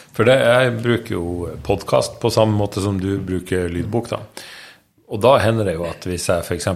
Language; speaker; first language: Norwegian; native; Norwegian